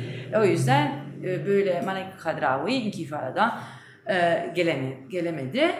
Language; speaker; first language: Turkish; non-native, fluent; Italian